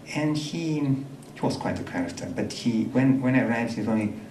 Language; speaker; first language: English; non-native, fluent; Italian